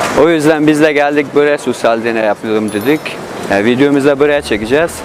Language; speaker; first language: Turkish; non-native, learner; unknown